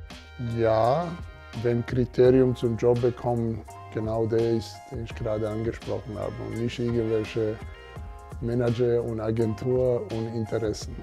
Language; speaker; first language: German; non-native, fluent; Serbian